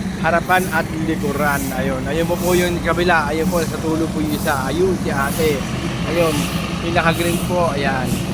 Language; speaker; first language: Filipino; native; Filipino